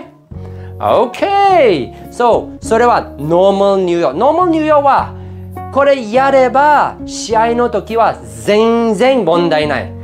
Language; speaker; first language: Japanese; non-native, fluent; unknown